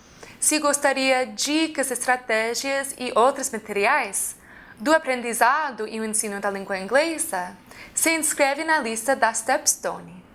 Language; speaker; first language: Portuguese; non-native, fluent; English